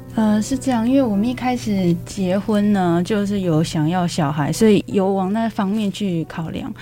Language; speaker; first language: Chinese; native; Chinese